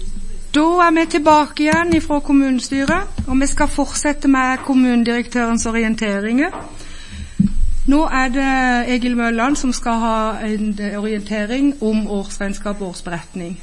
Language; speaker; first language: Norwegian; native; Norwegian